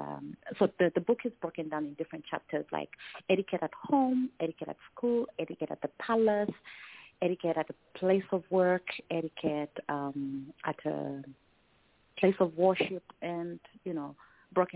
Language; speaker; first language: English; non-native, local second language; Tumbuka